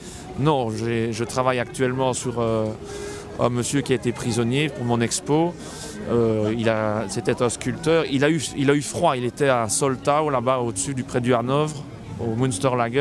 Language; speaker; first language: French; native; French